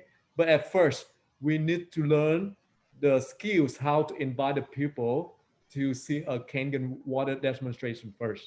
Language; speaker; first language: English; non-native, fluent; Vietnamese